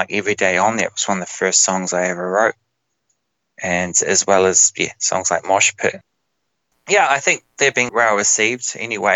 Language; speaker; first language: English; native; English